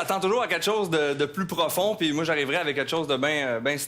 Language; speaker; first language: French; native; French